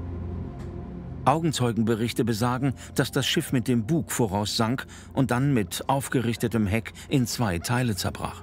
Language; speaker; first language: German; native; German